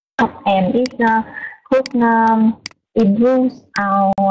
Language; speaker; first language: English; non-native, learner; Vietnamese